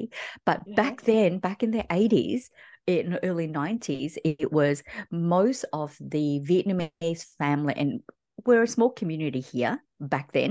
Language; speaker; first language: English; early bilingual, other home language; Vietnamese